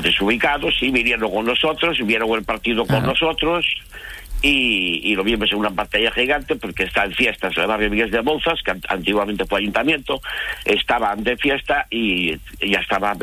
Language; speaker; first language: Spanish; native; Spanish